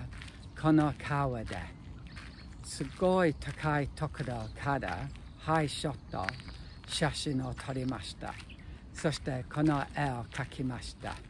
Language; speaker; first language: Japanese; non-native, learner; English